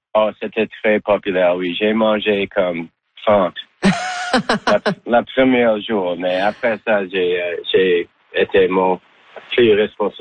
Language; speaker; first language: French; non-native, learner; English